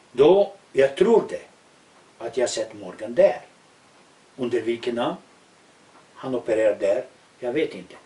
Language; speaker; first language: Swedish; non-native, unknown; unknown